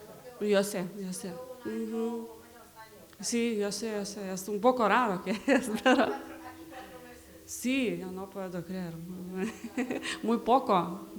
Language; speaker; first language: Spanish; non-native, learner; Lithuanian